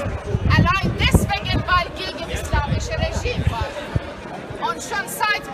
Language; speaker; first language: German; non-native, learner; Persian